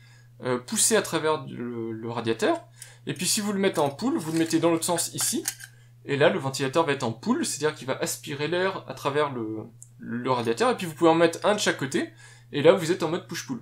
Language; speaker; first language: French; native; French